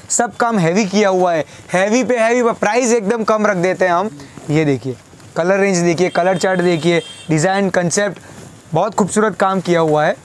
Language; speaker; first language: Hindi; non-native, local second language; Gujarati